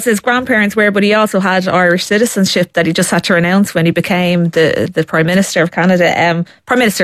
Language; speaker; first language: English; native; English